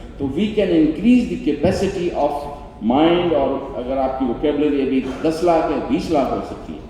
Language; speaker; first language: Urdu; non-native, local second language; Sindhi